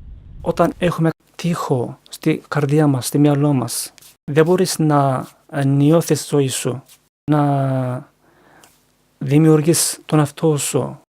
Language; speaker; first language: Greek; non-native, learner; Turkish